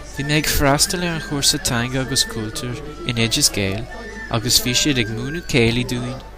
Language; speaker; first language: Irish; non-native, local second language; English